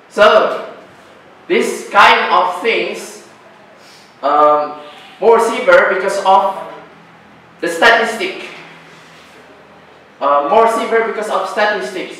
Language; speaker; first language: English; non-native, learner; Indonesian